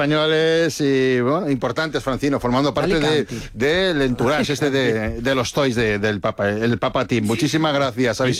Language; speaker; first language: Spanish; native; Spanish